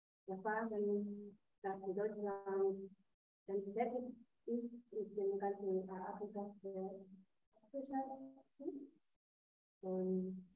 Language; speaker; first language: German; non-native, learner; Japanese